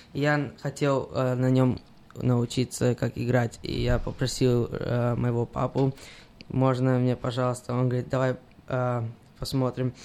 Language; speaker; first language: Russian; early bilingual, heritage; Russian